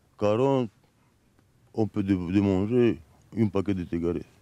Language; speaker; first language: French; non-native, learner; Bulgarian